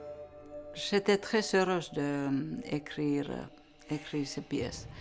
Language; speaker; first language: French; non-native, fluent; Finnish